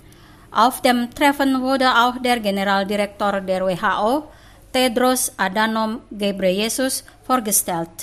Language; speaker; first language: German; non-native, fluent; Indonesian